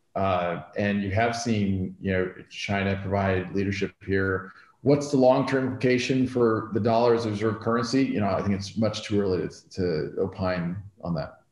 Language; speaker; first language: English; native; English